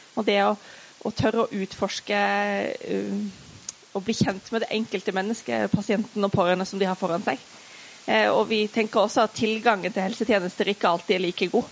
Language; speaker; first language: Norwegian; native; Norwegian